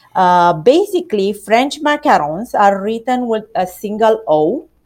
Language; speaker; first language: English; non-native, learner; Romanian